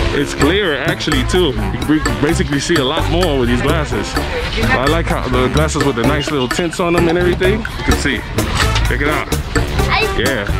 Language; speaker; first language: English; native; English